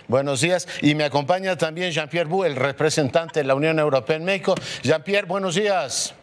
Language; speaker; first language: Spanish; native; Spanish